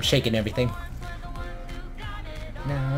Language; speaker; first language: English; native; English